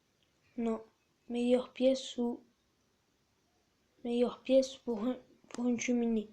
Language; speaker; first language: French; native; French